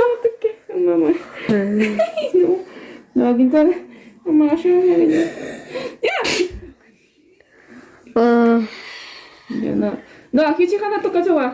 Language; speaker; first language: Korean; non-native, fluent; Spanish